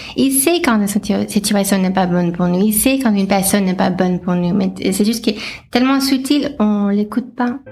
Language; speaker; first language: French; non-native, fluent; English